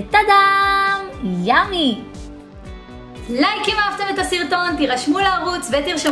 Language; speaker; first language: Hebrew; native; Hebrew